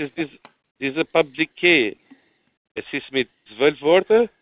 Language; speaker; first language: German; non-native, fluent; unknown